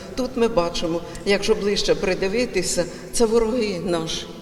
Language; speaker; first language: Ukrainian; native; Ukrainian